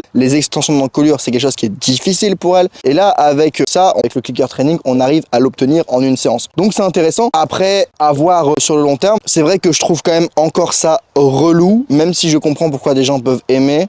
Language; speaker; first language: French; native; French